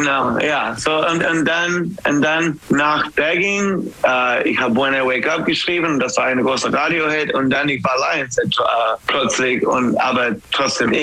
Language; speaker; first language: German; non-native, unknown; English